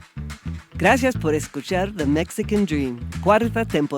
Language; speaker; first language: Spanish; non-native, fluent; English